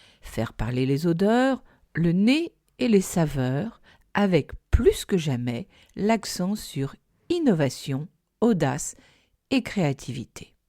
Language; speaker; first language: French; non-native, fluent; English